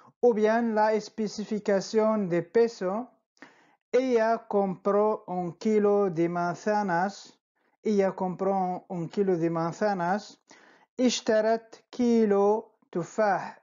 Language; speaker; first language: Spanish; non-native, fluent; Arabic